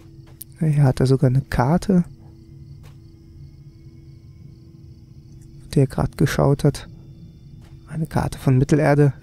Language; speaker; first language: German; native; German